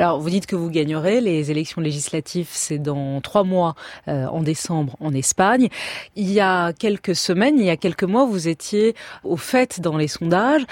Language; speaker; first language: French; native; French